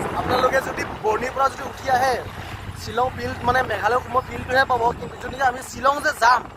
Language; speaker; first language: Assamese; non-native, local second language; Karbi